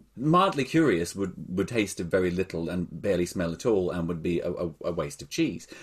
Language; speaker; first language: English; native; English